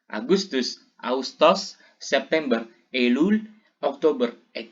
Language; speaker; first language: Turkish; non-native, fluent; Indonesian